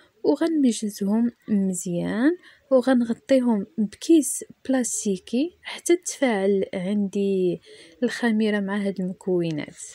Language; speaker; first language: Arabic; native; Arabic